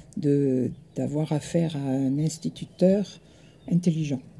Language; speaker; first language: French; early bilingual, other home language; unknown